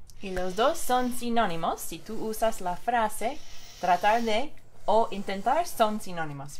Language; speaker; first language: Spanish; non-native, fluent; English